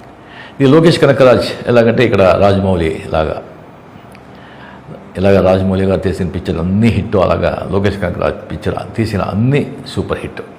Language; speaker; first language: Telugu; non-native, local second language; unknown